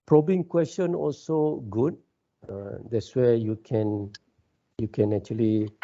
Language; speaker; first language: English; non-native, local second language; Malay